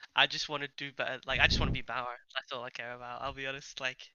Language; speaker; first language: English; non-native, fluent; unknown